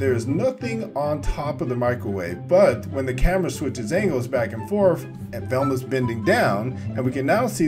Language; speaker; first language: English; native; English